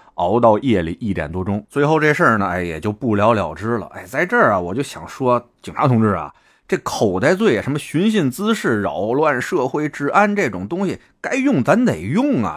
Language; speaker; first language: Chinese; native; Chinese